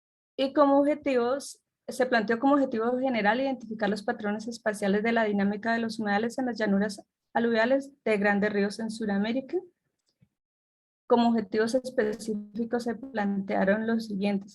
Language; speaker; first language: Spanish; native; Spanish